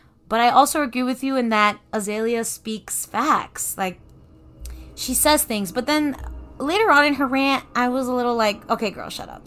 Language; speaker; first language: English; native; English